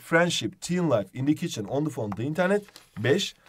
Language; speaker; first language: English; non-native, fluent; Turkish